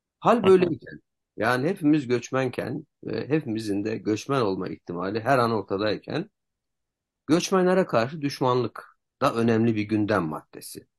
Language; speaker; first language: Turkish; native; Turkish